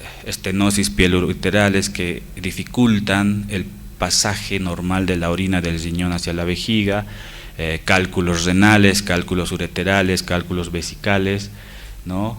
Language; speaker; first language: Spanish; native; Spanish